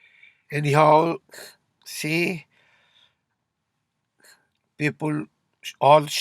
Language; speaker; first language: English; non-native, learner; Urdu